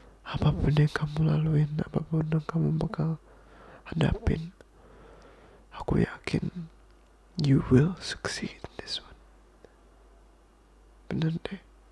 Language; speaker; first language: Indonesian; early bilingual, heritage; Indonesian